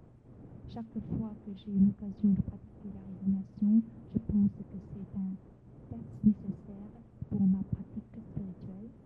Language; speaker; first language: French; non-native, fluent; Vietnamese